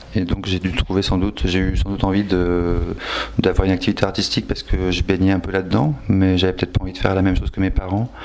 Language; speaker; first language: French; native; French